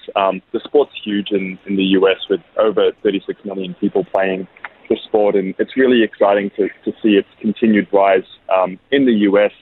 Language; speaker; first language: English; native; English